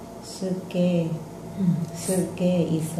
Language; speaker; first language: Korean; non-native, learner; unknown